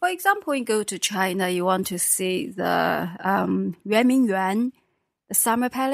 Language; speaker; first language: English; non-native, fluent; Chinese